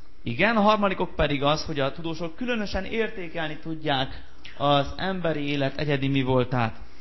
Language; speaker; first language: Hungarian; native; Hungarian